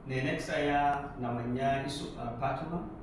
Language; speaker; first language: Indonesian; non-native, learner; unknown